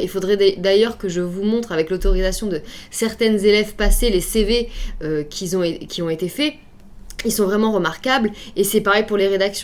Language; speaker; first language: French; native; French